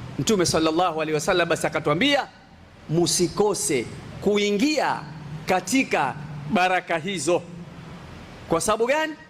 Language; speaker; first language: Swahili; native; Swahili